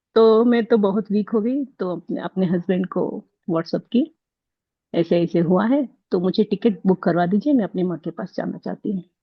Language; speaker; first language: Hindi; non-native, local second language; Kannada